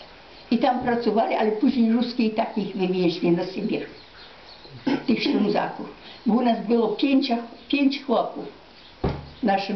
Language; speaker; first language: Polish; non-native, local second language; Ukrainian